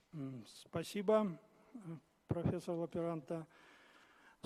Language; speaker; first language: Russian; native; Russian